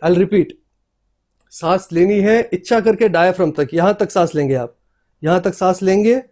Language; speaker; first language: Hindi; native; Hindi